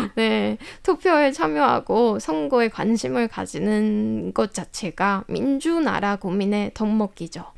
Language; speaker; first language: Korean; non-native, fluent; Chinese